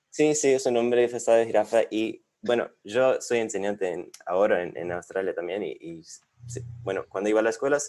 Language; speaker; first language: Spanish; non-native, fluent; English